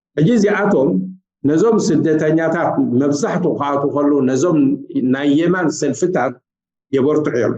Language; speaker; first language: Tigrinya; native; Tigrinya